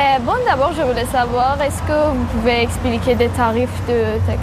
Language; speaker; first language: French; non-native, learner; Persian